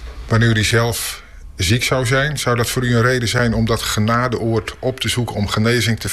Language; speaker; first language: Dutch; non-native, local second language; Western Frisian